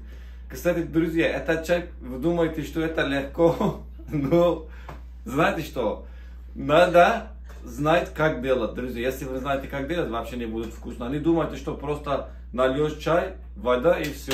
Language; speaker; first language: Russian; non-native, learner; Turkish